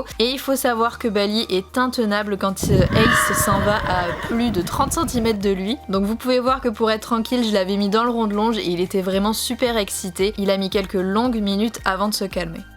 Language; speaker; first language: French; native; French